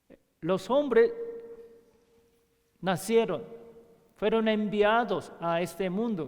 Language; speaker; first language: Spanish; non-native, learner; Korean